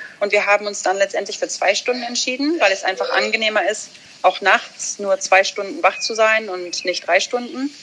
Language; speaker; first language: German; early bilingual, other home language; Russian